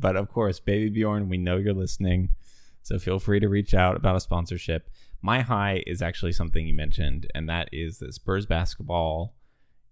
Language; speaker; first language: English; native; English